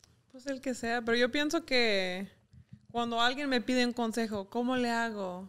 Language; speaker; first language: Spanish; early bilingual, heritage; Spanish